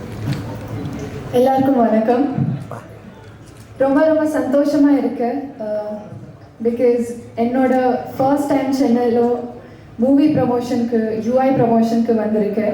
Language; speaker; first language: Tamil; non-native, learner; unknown